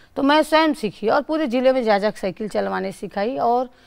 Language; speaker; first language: Hindi; native; Hindi